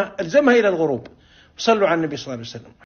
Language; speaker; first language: Arabic; native; Arabic